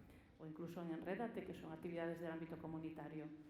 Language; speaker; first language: Spanish; native; Spanish